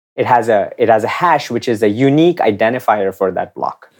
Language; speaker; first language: English; non-native, local second language; Hindi